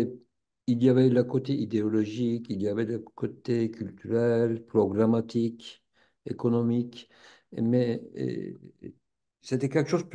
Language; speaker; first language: French; non-native, fluent; Turkish